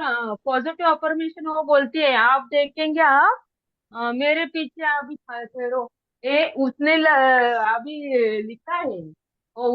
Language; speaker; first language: Hindi; non-native, local second language; Marathi